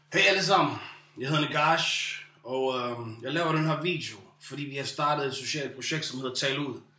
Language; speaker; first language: Danish; early bilingual, other home language; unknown